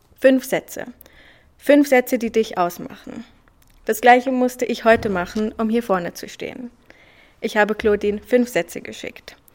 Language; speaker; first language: German; early bilingual, other home language; Swiss German